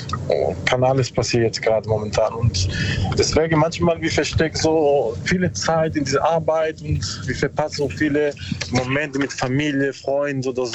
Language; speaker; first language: German; non-native, learner; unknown